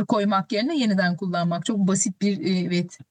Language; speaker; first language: Turkish; native; Turkish